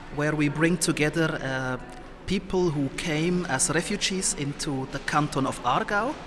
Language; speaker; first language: English; non-native, fluent; Somali